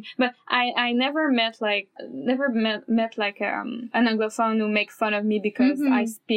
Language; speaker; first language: English; non-native, fluent; French